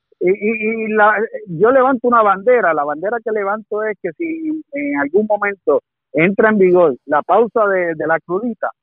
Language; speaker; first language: Spanish; native; Spanish